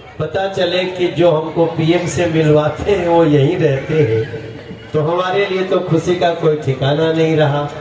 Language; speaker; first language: Hindi; native; Hindi